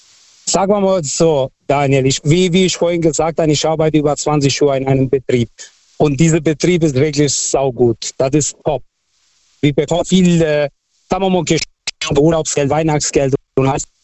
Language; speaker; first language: German; non-native, local second language; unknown